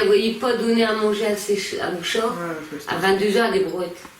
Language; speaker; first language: French; native; French